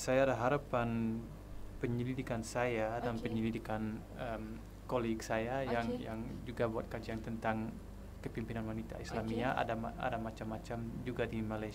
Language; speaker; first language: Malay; non-native, fluent; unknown